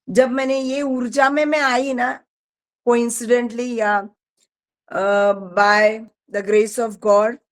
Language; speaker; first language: Hindi; non-native, local second language; Marathi